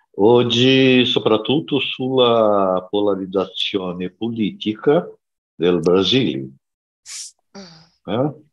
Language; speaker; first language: Italian; non-native, learner; Portuguese